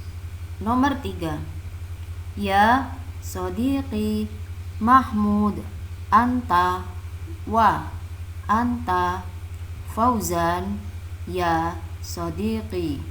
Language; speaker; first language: Arabic; non-native, fluent; Indonesian